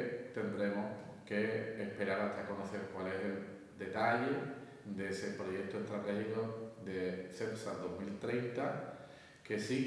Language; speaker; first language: Spanish; native; Spanish